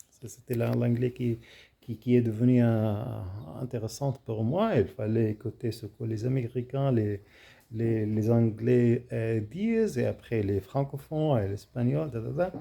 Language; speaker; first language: French; non-native, fluent; Arabic